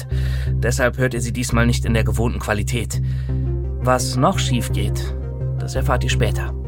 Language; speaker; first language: German; native; German